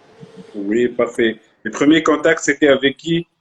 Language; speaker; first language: French; non-native, local second language; Arabic